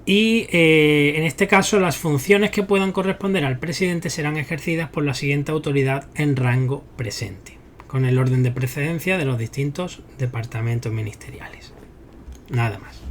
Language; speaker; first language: Spanish; native; Spanish